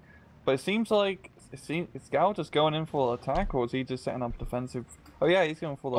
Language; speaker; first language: English; native; English